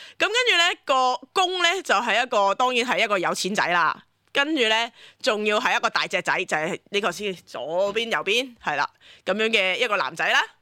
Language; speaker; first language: Cantonese; native; Cantonese